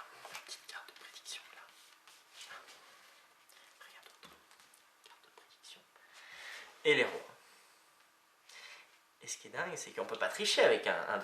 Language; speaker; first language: French; native; French